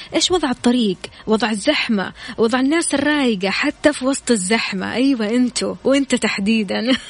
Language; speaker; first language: Arabic; native; Arabic